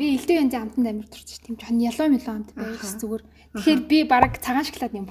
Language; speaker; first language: Mongolian; native; Mongolian